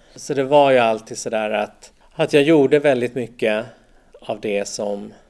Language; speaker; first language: Swedish; native; Swedish